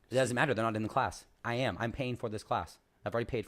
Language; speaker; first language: English; native; English